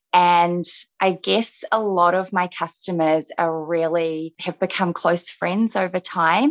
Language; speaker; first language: English; native; English